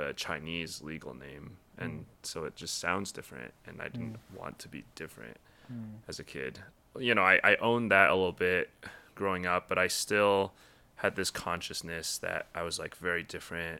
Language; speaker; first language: English; native; English